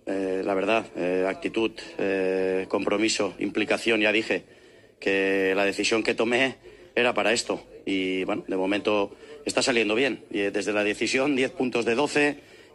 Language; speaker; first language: Spanish; native; Spanish